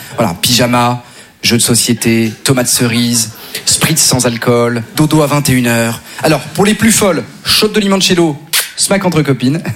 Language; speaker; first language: French; native; French